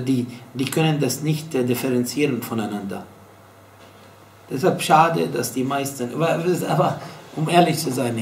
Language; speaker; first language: German; non-native, fluent; Arabic